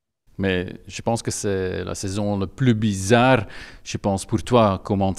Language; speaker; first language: French; non-native, local second language; Dutch